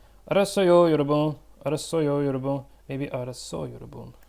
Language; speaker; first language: Korean; non-native, learner; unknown